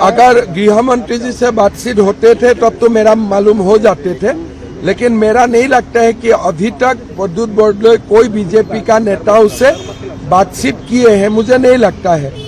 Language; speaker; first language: Hindi; non-native, local second language; Assamese